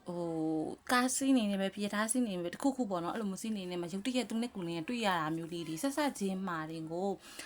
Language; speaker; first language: Burmese; native; Burmese